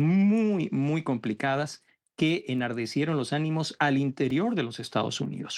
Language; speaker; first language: Spanish; native; Spanish